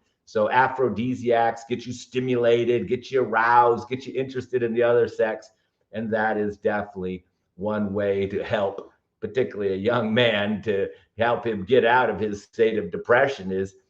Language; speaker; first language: English; native; English